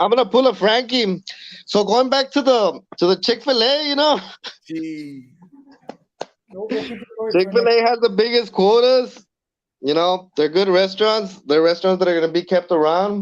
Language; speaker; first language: English; early bilingual, other home language; Spanish